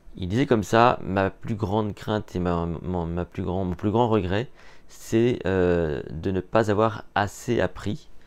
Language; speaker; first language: French; native; French